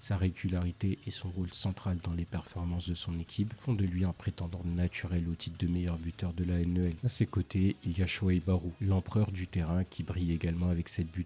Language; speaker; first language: French; native; French